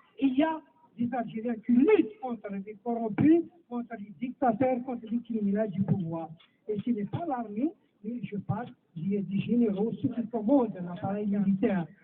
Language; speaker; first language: French; non-native, local second language; Kabyle